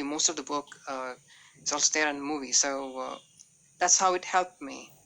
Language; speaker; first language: English; non-native, fluent; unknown